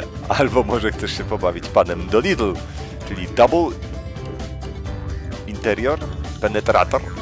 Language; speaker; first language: Polish; native; Polish